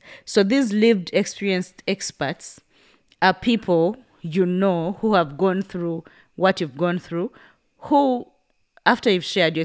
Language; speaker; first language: English; non-native, local second language; Ganda